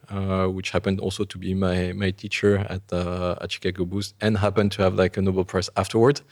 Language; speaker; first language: English; non-native, fluent; French